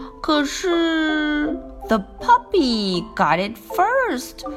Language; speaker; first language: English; non-native, fluent; Chinese